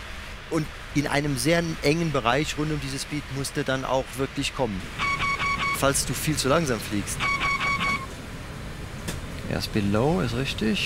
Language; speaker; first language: German; native; German